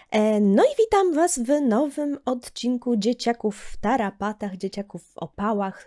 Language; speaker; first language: Polish; native; Polish